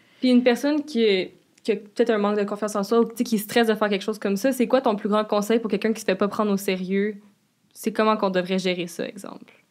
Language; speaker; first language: French; native; French